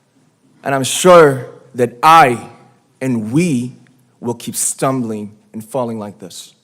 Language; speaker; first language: English; non-native, fluent; Korean